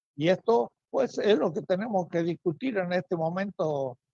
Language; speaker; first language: Spanish; native; Spanish